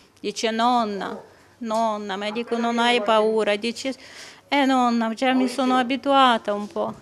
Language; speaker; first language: Italian; non-native, learner; Ukrainian